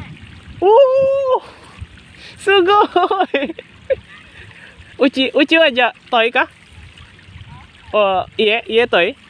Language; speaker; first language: Japanese; non-native, learner; Indonesian